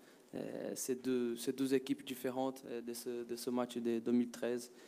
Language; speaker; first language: French; non-native, fluent; Portuguese